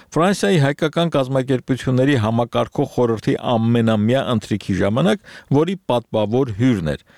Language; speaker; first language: Armenian; native; Armenian